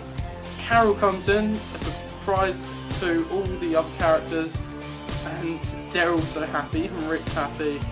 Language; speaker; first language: English; native; English